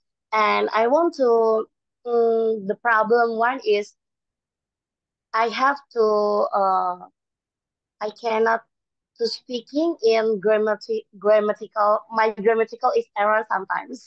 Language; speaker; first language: English; non-native, learner; Indonesian